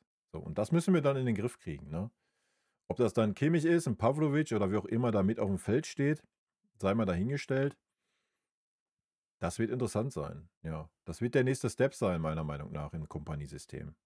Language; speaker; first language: German; native; German